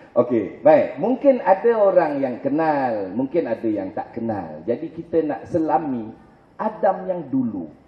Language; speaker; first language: Malay; native; Malay